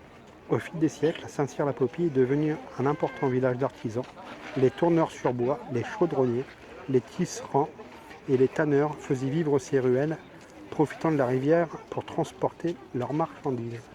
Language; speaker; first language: French; native; French